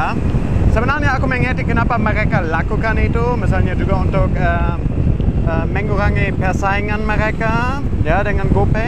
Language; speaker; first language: Indonesian; non-native, fluent; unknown